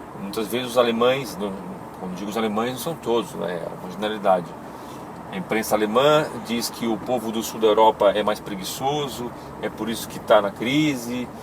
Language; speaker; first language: Portuguese; native; Portuguese